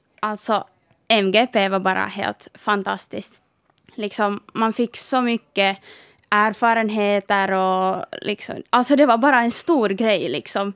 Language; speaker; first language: Swedish; native; Swedish